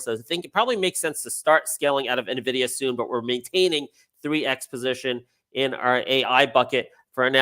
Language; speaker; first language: English; native; English